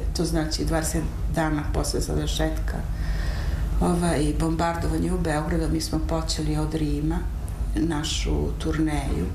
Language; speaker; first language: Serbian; non-native, fluent; Italian